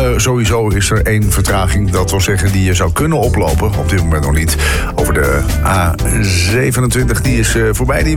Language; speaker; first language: Dutch; native; Dutch